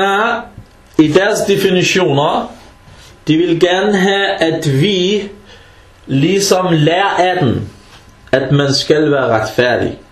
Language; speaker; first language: Danish; early bilingual, other home language; Arabic